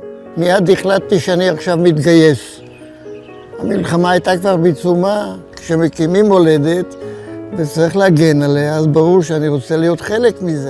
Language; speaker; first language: Hebrew; non-native, fluent; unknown